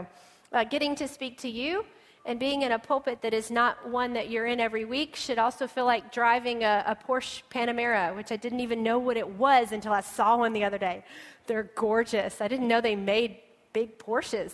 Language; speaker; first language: English; native; English